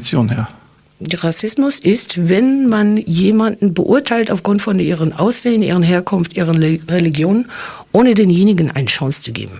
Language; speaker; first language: German; non-native, fluent; English